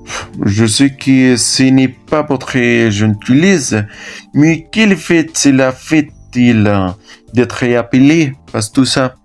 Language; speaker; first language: French; non-native, learner; Spanish